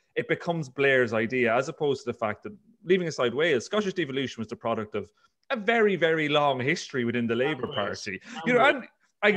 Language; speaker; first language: English; native; English